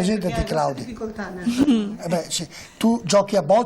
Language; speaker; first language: Italian; native; Italian